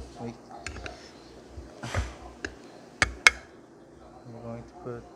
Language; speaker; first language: English; non-native, learner; Korean